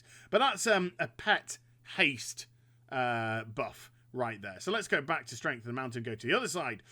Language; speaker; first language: English; native; English